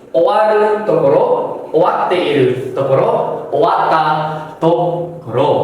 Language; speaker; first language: Japanese; non-native, fluent; Indonesian